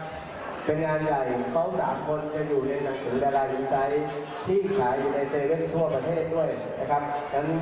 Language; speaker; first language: Thai; non-native, local second language; Hmong